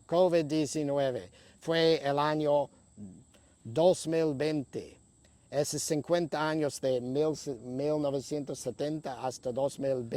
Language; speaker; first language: Spanish; non-native, fluent; English